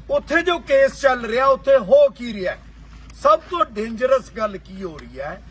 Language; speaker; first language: Punjabi; native; Punjabi